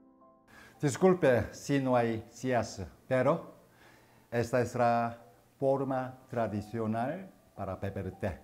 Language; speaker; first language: Spanish; non-native, fluent; Korean